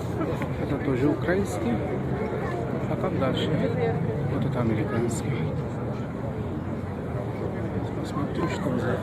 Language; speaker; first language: Russian; non-native, fluent; Bangla